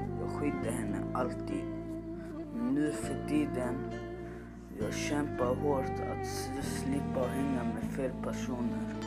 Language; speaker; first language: Swedish; non-native, learner; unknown